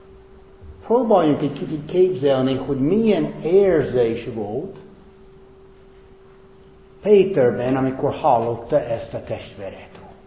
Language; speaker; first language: Hungarian; non-native, fluent; English